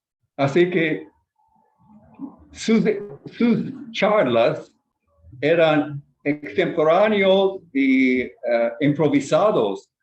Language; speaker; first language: Spanish; non-native, fluent; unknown